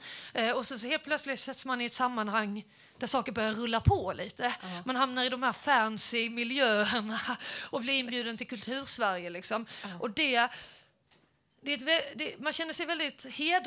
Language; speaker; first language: Swedish; native; Swedish